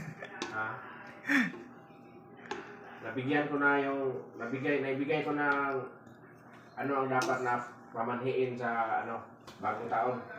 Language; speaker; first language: Filipino; non-native, local second language; Cebuano